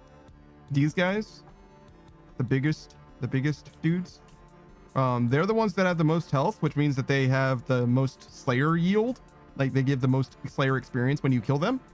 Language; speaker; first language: English; native; English